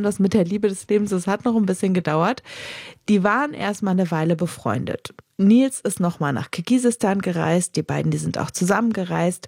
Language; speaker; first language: German; native; German